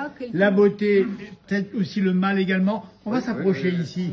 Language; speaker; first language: French; native; French